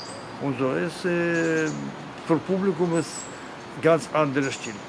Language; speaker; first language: German; non-native, learner; Russian